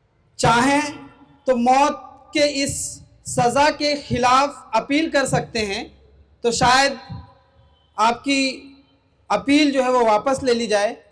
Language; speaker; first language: Hindi; native; Hindi